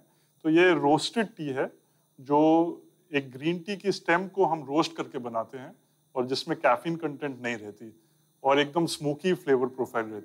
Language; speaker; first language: Hindi; native; Hindi